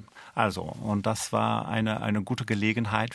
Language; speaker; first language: German; non-native, fluent; English